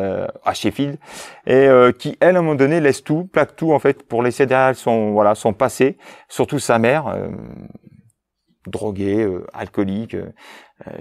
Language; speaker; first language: French; native; French